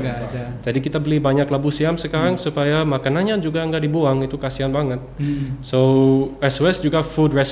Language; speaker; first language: Indonesian; early bilingual, other home language; English